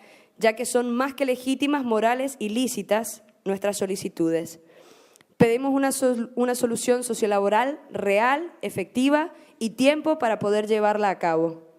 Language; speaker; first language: Spanish; native; Spanish